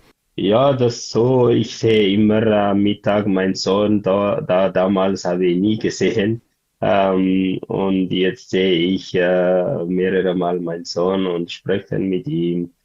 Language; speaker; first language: German; non-native, learner; Tigrinya